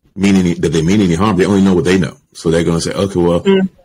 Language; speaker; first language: English; native; English